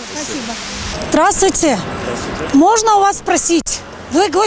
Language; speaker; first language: Russian; non-native, local second language; Tajik